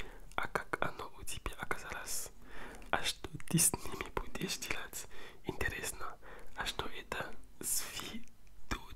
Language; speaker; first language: Russian; non-native, learner; French